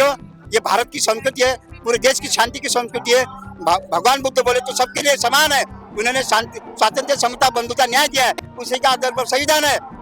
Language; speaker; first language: Hindi; native; Hindi